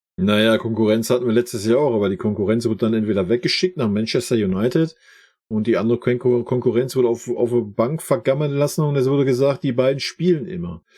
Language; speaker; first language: German; native; German